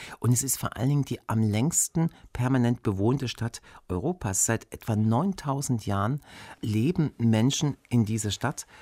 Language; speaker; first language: German; early bilingual, other home language; Bulgarian